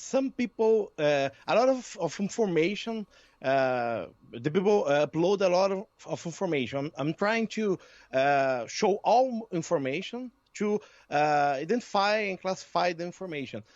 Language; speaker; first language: English; non-native, learner; Portuguese